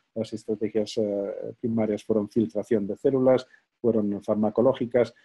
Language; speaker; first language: Spanish; native; Spanish